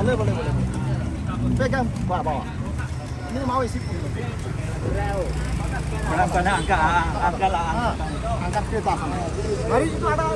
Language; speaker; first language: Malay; non-native, local second language; Chinese